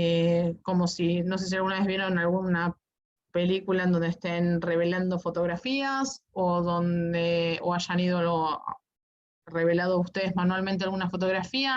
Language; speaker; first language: Spanish; native; Spanish